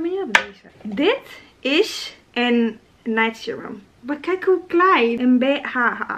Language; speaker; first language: Dutch; non-native, learner; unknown